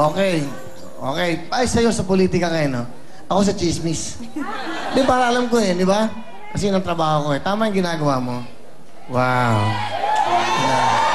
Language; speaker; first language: Filipino; native; Filipino